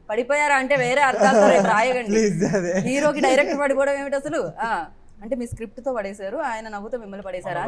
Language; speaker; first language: Telugu; native; Telugu